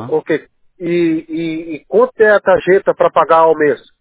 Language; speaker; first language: Spanish; non-native, learner; Portuguese